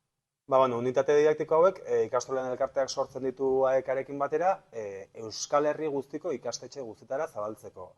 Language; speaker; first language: Basque; native; Basque